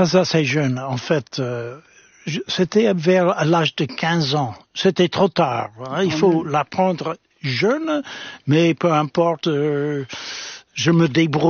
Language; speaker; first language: French; non-native, fluent; English